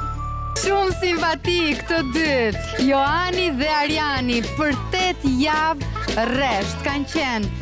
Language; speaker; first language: Albanian; native; Albanian